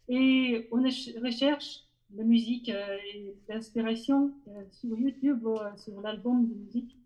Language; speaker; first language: French; non-native, learner; Russian